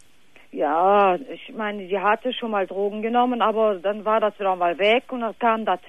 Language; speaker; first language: German; non-native, fluent; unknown